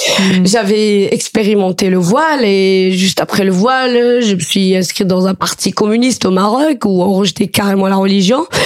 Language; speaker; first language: French; non-native, local second language; Arabic